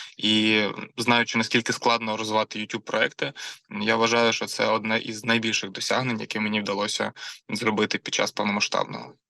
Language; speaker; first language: Ukrainian; non-native, local second language; Russian